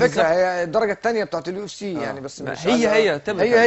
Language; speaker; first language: Arabic; native; Arabic